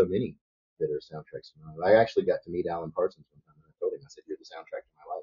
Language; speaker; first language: English; native; English